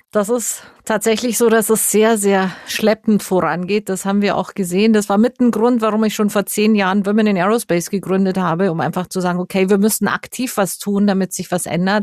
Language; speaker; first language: German; native; German